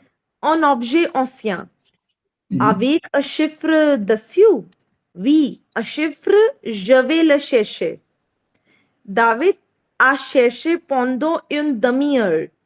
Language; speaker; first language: French; non-native, learner; Hindi